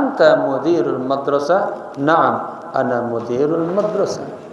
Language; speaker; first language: Arabic; non-native, fluent; Indonesian